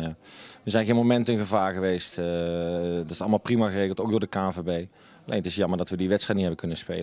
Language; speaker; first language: Dutch; native; Dutch